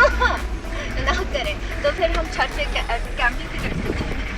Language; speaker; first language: Hindi; non-native, fluent; Chinese